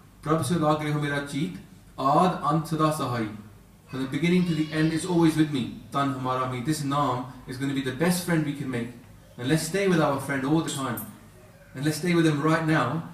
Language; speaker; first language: English; native; English